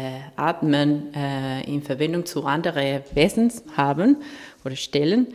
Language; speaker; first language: German; non-native, fluent; Spanish